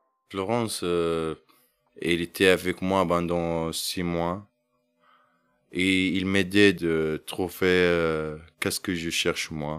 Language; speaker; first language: French; non-native, learner; Arabic